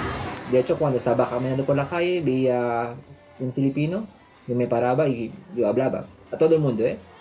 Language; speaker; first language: Spanish; non-native, fluent; Filipino